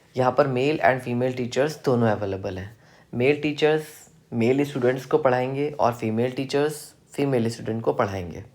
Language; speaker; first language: Hindi; native; Hindi